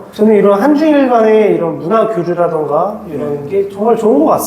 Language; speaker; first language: Korean; native; Korean